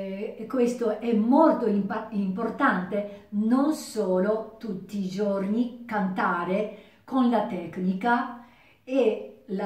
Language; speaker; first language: Italian; non-native, learner; Japanese